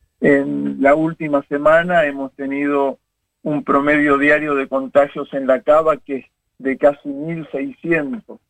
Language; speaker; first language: Spanish; native; Spanish